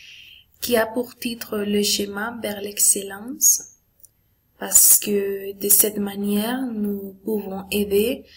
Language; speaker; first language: French; non-native, learner; Spanish